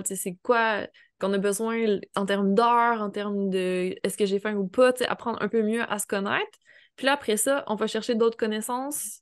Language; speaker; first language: French; native; French